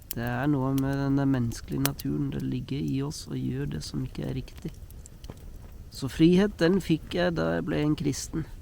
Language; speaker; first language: Norwegian; non-native, fluent; German